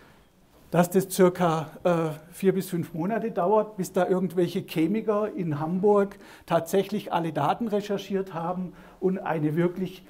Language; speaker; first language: German; native; German